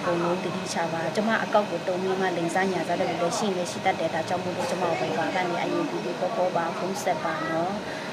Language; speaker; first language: Burmese; native; Burmese